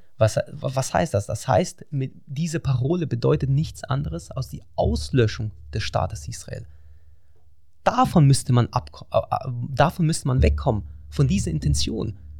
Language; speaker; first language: German; non-native, fluent; Russian